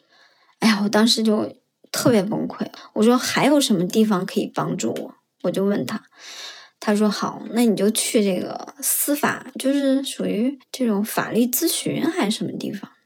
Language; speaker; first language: Chinese; native; Chinese